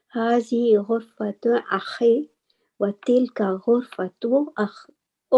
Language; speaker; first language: Arabic; non-native, learner; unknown